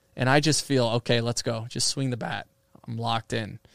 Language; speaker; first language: English; native; English